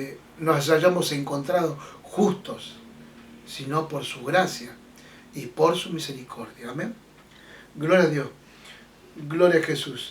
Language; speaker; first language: Spanish; native; Spanish